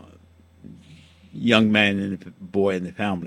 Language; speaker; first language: English; native; English